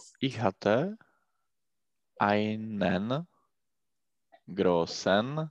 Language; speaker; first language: German; non-native, learner; Czech